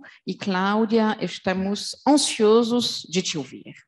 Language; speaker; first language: Portuguese; non-native, fluent; French